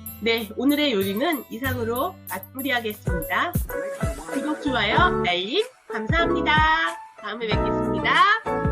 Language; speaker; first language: Korean; native; Korean